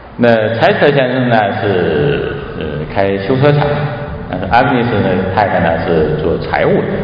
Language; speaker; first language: Chinese; native; Chinese